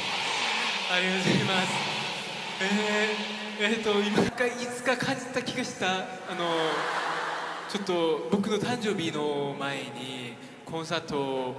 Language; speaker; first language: Japanese; non-native, fluent; Korean